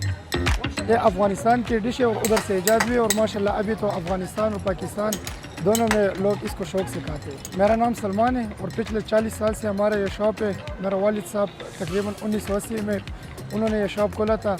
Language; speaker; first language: Hindi; non-native, local second language; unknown